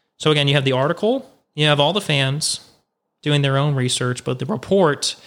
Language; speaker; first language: English; native; English